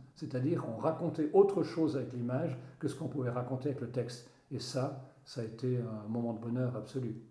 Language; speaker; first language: French; non-native, local second language; Swiss German